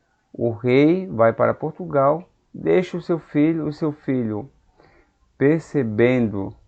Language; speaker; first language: Portuguese; native; Portuguese